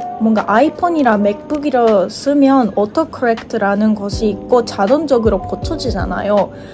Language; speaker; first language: Korean; non-native, fluent; Japanese